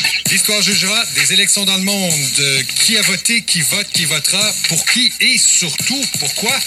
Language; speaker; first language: French; native; French